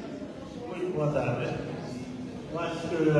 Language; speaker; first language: Portuguese; non-native, learner; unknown